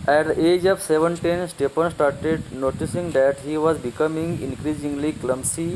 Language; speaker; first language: English; non-native, local second language; Marathi